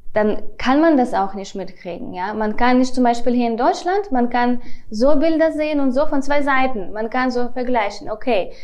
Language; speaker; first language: German; non-native, fluent; Russian